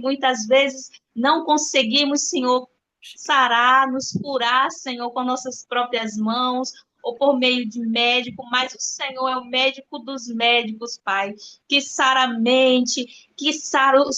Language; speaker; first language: Portuguese; native; Portuguese